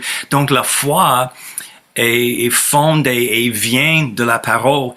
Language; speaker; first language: French; non-native, fluent; English